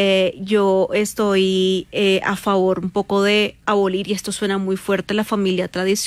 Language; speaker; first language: Spanish; native; Spanish